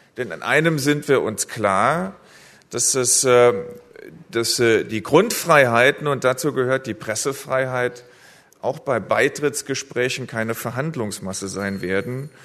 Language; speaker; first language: German; native; German